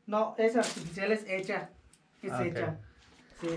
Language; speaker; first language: Spanish; native; Spanish